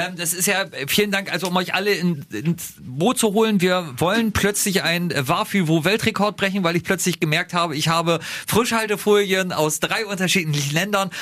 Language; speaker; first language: German; native; German